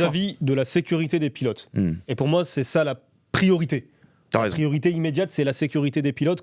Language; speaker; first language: French; native; French